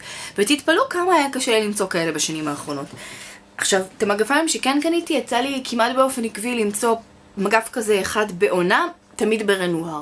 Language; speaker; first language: Hebrew; native; Hebrew